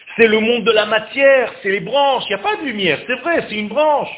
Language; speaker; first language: French; non-native, fluent; Hebrew